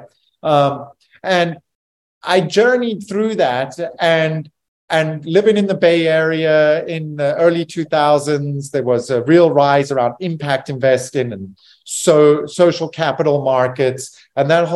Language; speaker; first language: English; native; English